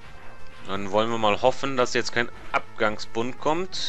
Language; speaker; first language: German; native; German